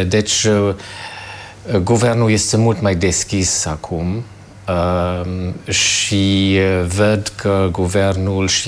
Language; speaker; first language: Romanian; non-native, fluent; German